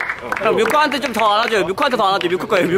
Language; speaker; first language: Korean; native; Korean